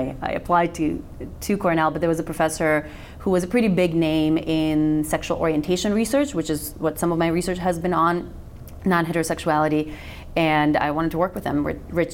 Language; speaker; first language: English; non-native, fluent; Macedonian